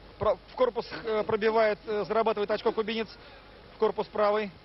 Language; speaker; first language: Russian; native; Russian